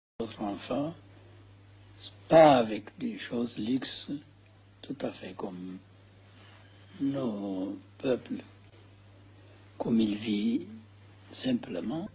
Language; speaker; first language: French; non-native, fluent; Amharic